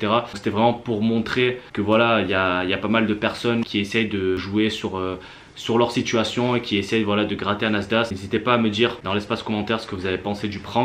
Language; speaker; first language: French; native; French